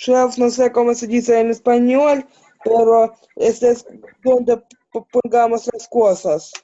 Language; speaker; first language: Spanish; non-native, learner; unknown